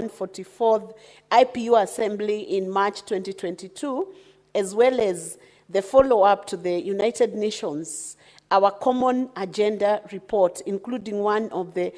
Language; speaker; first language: English; non-native, local second language; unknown